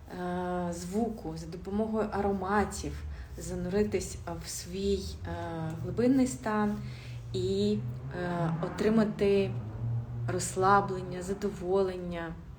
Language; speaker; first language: Ukrainian; non-native, local second language; Russian